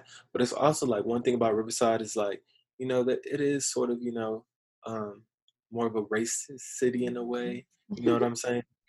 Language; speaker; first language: English; native; English